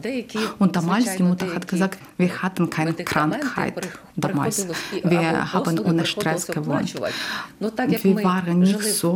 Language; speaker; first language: German; non-native, learner; Ukrainian